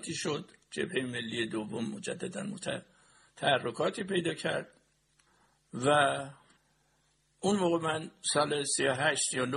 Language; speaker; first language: Persian; native; Persian